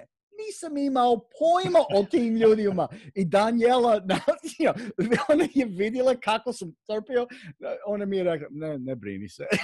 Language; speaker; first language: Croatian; non-native, fluent; English